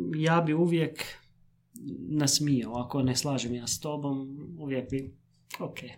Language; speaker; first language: Croatian; non-native, fluent; Arabic